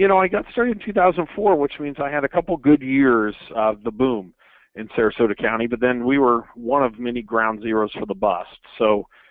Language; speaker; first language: English; native; English